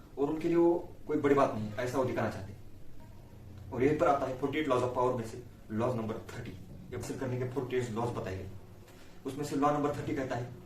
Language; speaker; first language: Hindi; non-native, local second language; Marathi